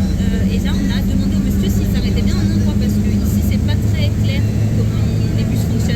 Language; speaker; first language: French; native; French